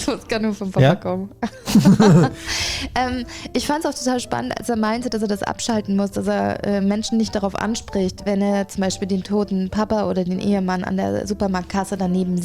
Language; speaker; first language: German; native; German